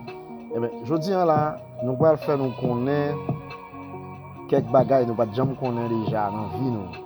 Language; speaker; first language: French; non-native, learner; Haitian Creole